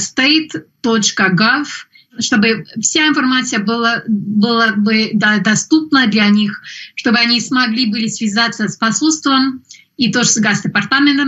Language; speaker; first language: Russian; non-native, fluent; English